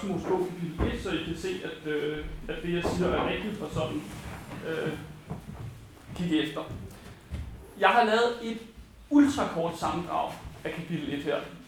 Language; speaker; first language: Danish; native; Danish